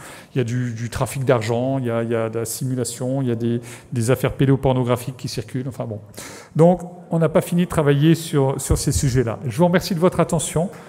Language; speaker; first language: French; native; French